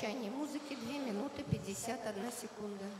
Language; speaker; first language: Russian; native; Russian